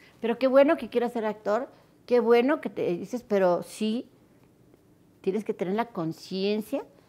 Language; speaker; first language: Spanish; native; Spanish